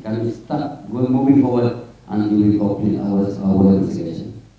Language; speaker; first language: English; non-native, local second language; Malay